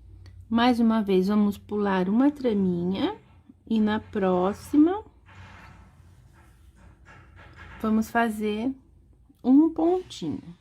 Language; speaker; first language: Portuguese; native; Portuguese